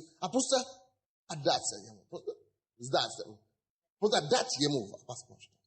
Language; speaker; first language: Russian; non-native, fluent; Yoruba